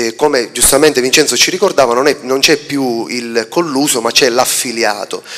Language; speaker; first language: Italian; native; Italian